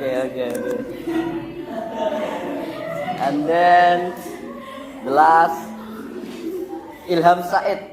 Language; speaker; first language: English; non-native, learner; Indonesian